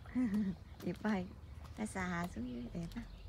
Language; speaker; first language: Japanese; non-native, learner; Vietnamese